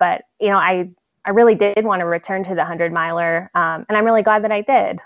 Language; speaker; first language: English; native; English